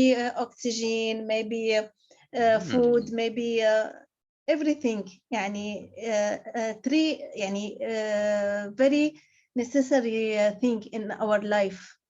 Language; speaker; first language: English; non-native, learner; Arabic